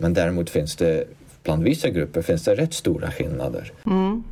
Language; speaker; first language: Swedish; non-native, fluent; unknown